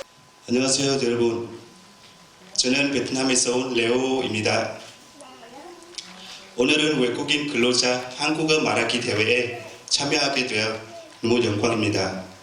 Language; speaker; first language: Korean; non-native, learner; Vietnamese